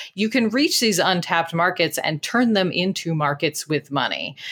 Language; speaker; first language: English; native; English